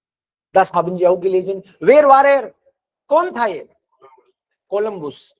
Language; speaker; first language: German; non-native, fluent; Hindi